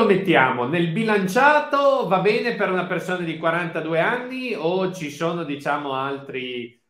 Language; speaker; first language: Italian; native; Italian